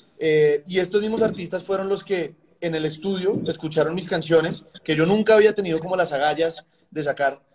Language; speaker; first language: Spanish; native; Spanish